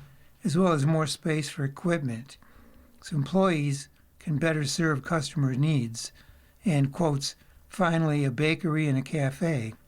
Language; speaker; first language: English; native; English